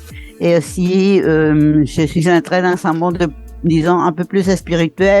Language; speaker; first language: French; non-native, fluent; Spanish